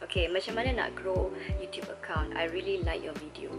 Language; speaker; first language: English; non-native, local second language; Malay